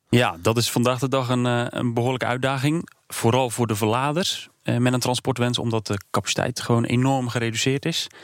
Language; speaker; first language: Dutch; native; Dutch